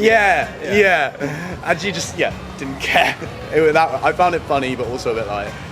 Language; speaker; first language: English; native; English